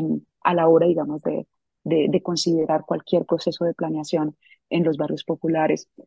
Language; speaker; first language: Spanish; native; Spanish